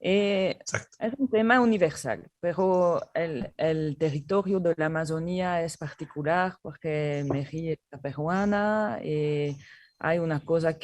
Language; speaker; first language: Spanish; non-native, learner; French